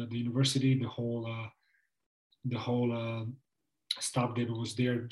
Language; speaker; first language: English; non-native, fluent; Serbian